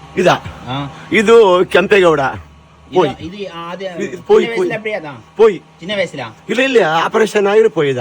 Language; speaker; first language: Malayalam; non-native, learner; Kannada